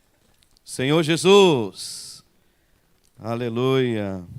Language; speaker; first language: Portuguese; native; Portuguese